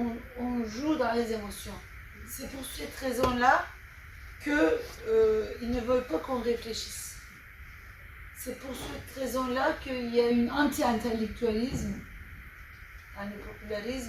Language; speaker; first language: French; non-native, fluent; Turkish